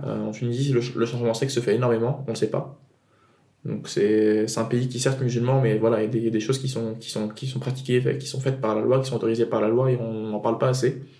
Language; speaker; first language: French; non-native, local second language; Arabic